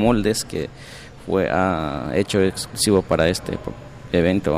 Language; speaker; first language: Spanish; non-native, local second language; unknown